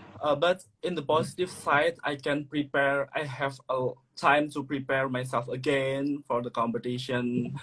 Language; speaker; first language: English; non-native, learner; Indonesian